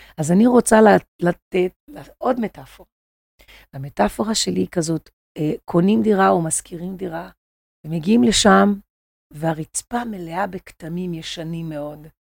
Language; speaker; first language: Hebrew; non-native, fluent; Portuguese